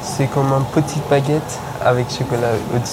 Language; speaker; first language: French; non-native, learner; Persian